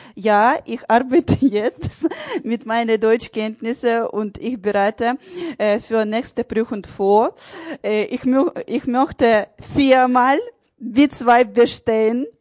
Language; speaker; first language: German; non-native, learner; Ukrainian